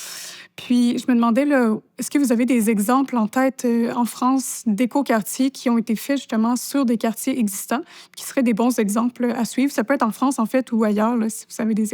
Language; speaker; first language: French; native; French